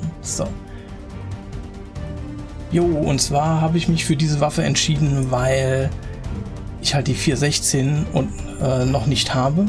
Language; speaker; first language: German; native; German